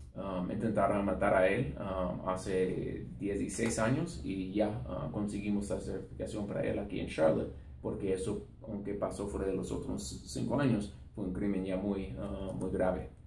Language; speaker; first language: Spanish; non-native, fluent; English